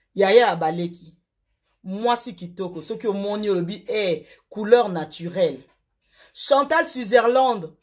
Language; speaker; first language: French; non-native, local second language; Lingala